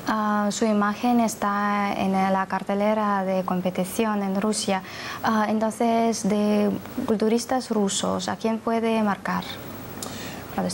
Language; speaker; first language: Spanish; non-native, fluent; Russian